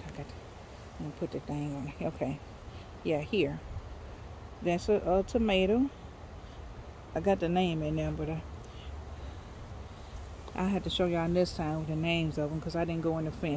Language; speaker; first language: English; native; English